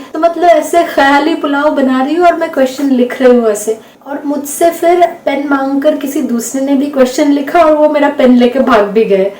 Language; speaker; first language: Hindi; non-native, local second language; Bangla